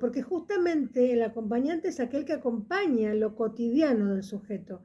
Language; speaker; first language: Spanish; native; Spanish